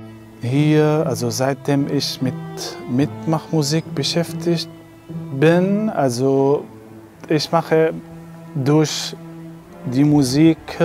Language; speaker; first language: German; non-native, learner; Arabic